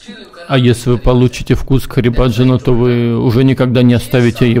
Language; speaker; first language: Russian; native; Russian